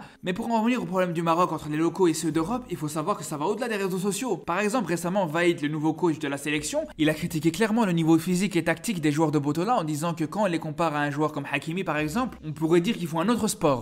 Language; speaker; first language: French; native; French